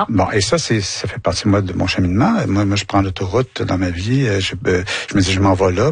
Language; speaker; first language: French; native; French